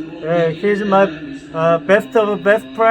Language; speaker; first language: English; non-native, learner; Korean